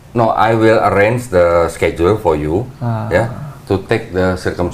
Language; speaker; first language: English; non-native, fluent; Indonesian